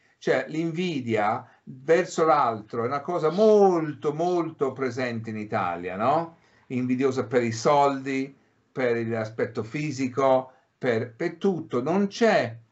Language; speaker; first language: Italian; early bilingual, heritage; English